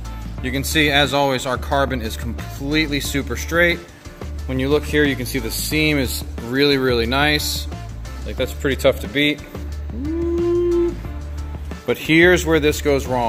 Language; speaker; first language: English; native; English